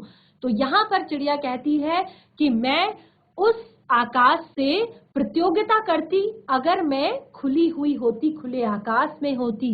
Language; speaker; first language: Hindi; native; Hindi